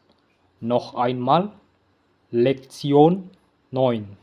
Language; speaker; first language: German; non-native, learner; Indonesian